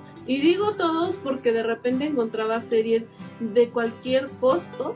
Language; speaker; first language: Spanish; native; Spanish